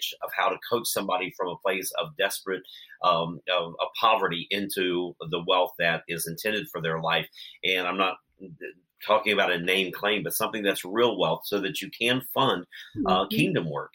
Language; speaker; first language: English; native; English